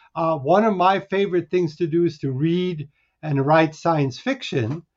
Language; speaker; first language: English; early bilingual, other home language; Hungarian